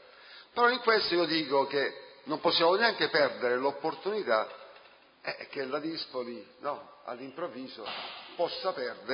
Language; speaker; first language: Italian; native; Italian